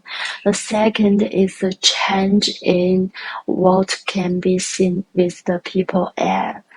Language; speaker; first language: English; non-native, learner; Chinese